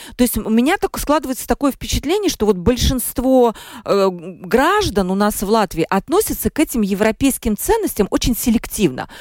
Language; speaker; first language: Russian; native; Russian